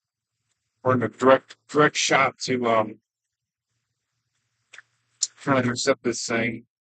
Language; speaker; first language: English; native; English